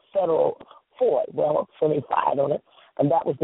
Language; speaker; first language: English; native; English